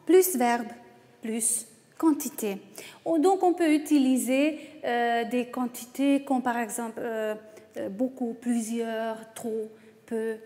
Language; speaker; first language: French; non-native, fluent; Hungarian